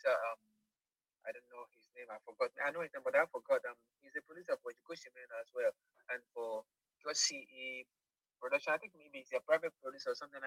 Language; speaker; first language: English; non-native, local second language; Igbo